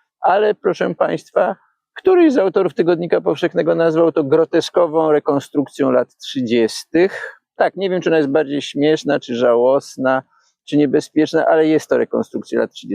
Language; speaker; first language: Polish; native; Polish